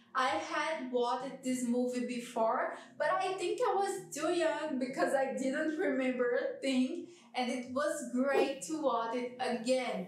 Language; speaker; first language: English; non-native, fluent; Portuguese